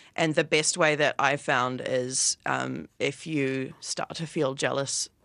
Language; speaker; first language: English; native; English